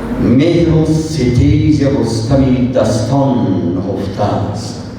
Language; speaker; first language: Persian; native; Persian